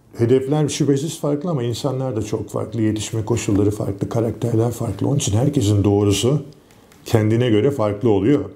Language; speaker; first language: Turkish; native; Turkish